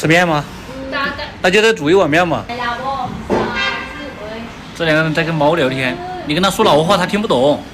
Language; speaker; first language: Chinese; native; Chinese